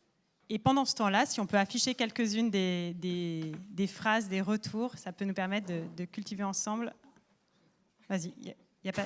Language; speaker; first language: French; native; French